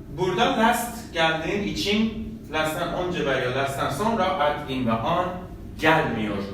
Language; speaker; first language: Turkish; non-native, fluent; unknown